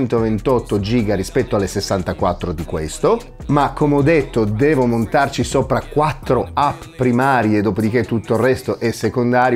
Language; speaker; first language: Italian; native; Italian